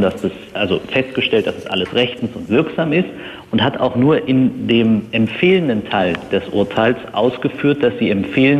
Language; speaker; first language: German; native; German